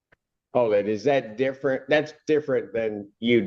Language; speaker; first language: English; native; English